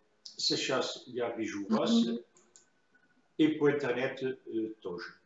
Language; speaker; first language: Russian; non-native, learner; French